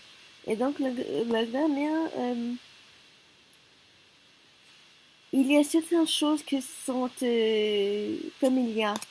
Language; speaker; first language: French; non-native, learner; Korean